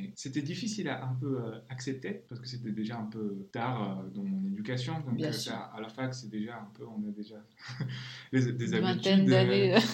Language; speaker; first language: French; non-native, fluent; Czech